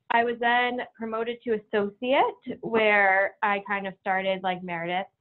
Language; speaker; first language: English; native; English